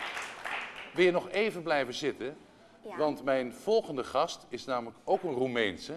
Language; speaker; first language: Dutch; native; Dutch